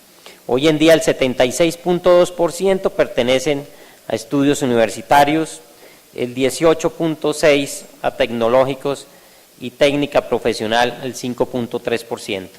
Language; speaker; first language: Spanish; native; Spanish